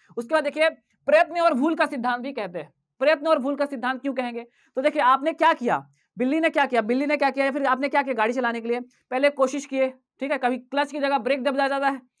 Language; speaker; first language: Hindi; native; Hindi